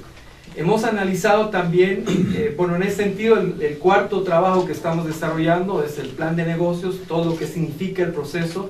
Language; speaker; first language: Spanish; native; Spanish